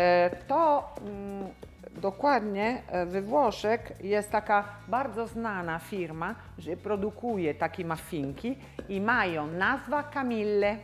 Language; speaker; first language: Polish; non-native, learner; Italian